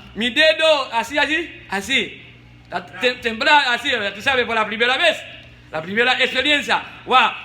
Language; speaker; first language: Spanish; non-native, learner; Haitian Creole